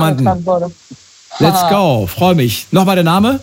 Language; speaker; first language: German; native; German